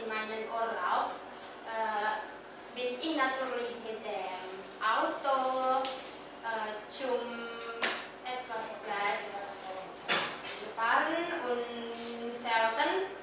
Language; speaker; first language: German; non-native, learner; Indonesian